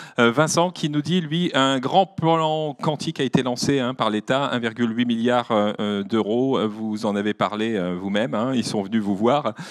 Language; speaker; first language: French; native; French